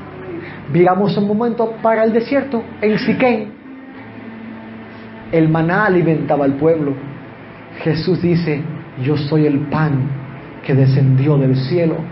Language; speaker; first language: Spanish; native; Spanish